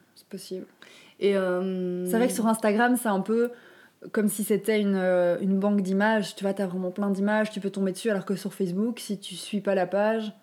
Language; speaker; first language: French; native; French